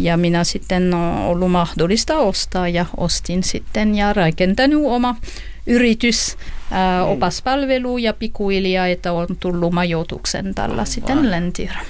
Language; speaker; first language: Finnish; non-native, fluent; French